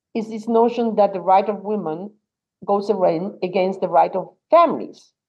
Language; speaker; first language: English; non-native, fluent; Spanish